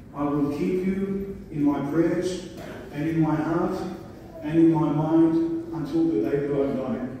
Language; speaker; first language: English; early bilingual, other home language; Greek